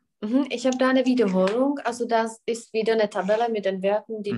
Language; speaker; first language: German; non-native, fluent; Czech